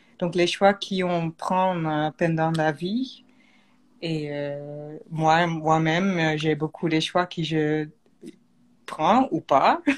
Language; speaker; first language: French; non-native, learner; Dutch